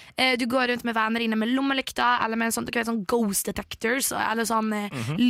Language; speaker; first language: Norwegian; early bilingual, other home language; Polish